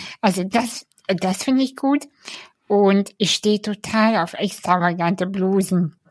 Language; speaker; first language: German; early bilingual, other home language; Russian